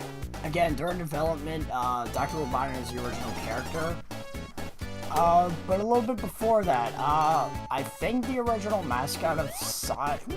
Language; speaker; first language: English; native; English